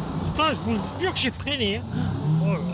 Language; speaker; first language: French; native; French